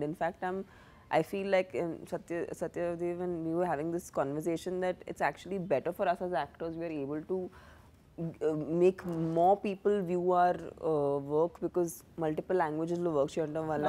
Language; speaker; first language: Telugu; non-native, fluent; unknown